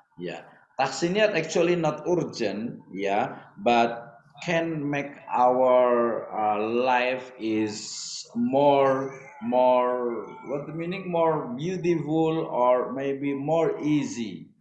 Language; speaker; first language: English; non-native, learner; Indonesian